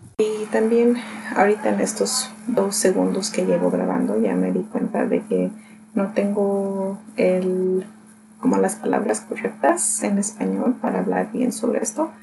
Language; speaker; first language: Spanish; early bilingual, heritage; Spanish